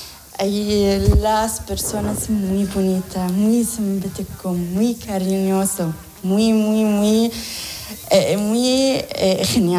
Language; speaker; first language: Spanish; non-native, learner; Arabic